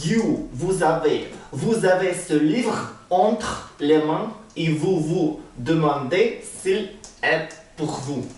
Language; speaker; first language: French; non-native, learner; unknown